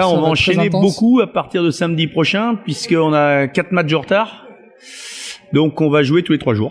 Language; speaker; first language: French; native; French